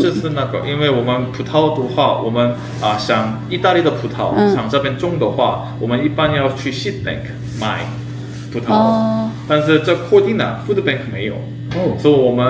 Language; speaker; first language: Chinese; non-native, fluent; Korean